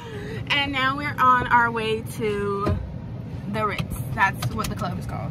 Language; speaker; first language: English; native; English